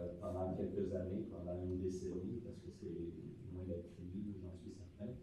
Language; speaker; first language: French; native; French